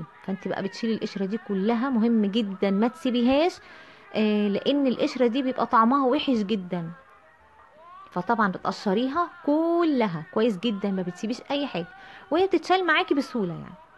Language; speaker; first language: Arabic; native; Arabic